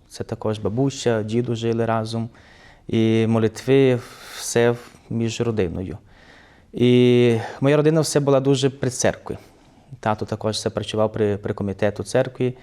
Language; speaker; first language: Ukrainian; early bilingual, heritage; Ukrainian